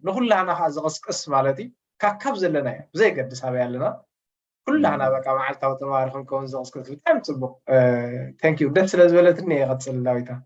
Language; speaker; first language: Tigrinya; native; Tigrinya